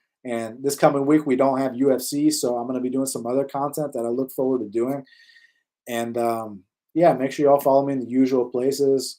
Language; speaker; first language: English; native; English